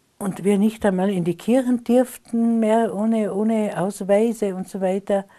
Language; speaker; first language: German; non-native, local second language; Slovenian